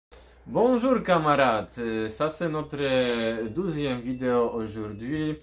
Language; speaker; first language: French; non-native, learner; Polish